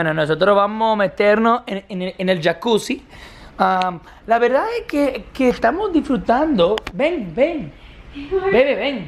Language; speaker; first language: Spanish; non-native, learner; English